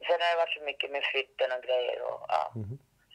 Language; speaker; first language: Swedish; native; Swedish